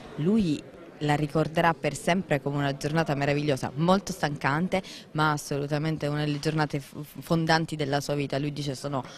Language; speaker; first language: Italian; non-native, local second language; Sicilian